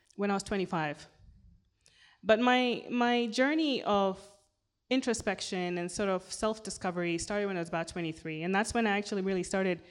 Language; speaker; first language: English; non-native, local second language; Swahili